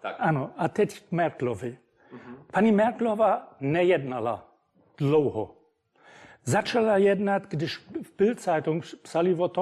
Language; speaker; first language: Czech; non-native, fluent; German